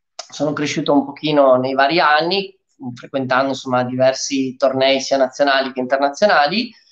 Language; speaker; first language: Italian; early bilingual, other home language; Romanian